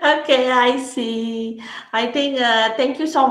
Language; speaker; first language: English; non-native, learner; Indonesian